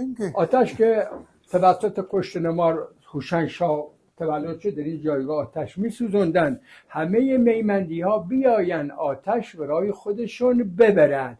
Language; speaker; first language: Persian; native; Persian